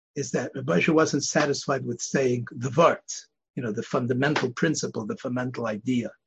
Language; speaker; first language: English; native; English